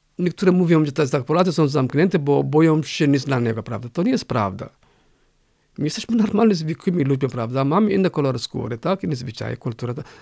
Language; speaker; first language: Polish; non-native, fluent; Somali